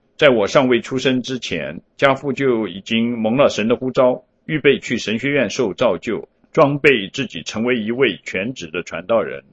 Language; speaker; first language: Chinese; early bilingual, heritage; Chinese